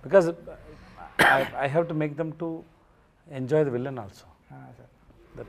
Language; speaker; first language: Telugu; non-native, learner; Tamil